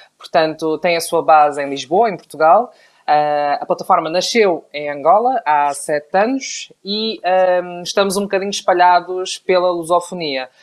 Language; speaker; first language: Portuguese; native; Portuguese